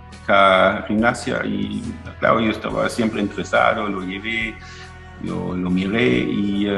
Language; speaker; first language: Spanish; non-native, fluent; German